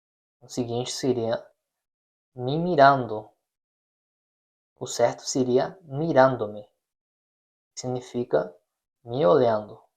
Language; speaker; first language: Portuguese; non-native, fluent; Spanish